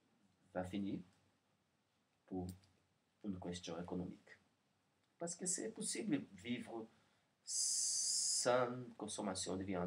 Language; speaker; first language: French; non-native, learner; Portuguese